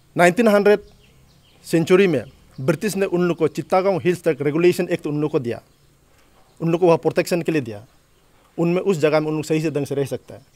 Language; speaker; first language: Hindi; non-native, local second language; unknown